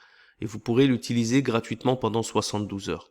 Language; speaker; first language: French; native; French